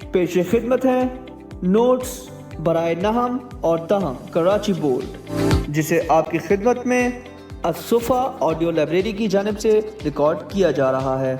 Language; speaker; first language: Urdu; native; Urdu